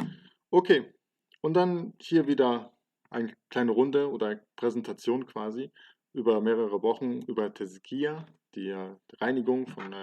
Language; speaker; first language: German; early bilingual, other home language; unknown